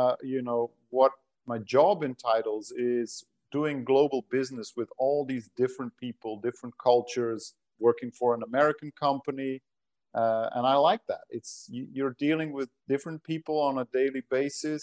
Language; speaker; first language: English; non-native, fluent; Portuguese